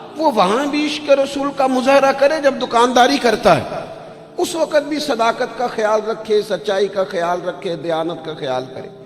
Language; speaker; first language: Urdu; native; Urdu